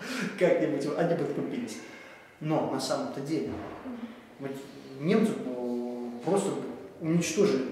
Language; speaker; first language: Russian; native; Russian